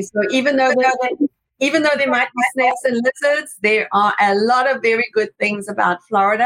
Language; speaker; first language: English; native; English